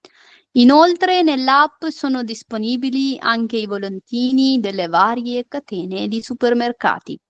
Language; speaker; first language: Italian; non-native, fluent; Urdu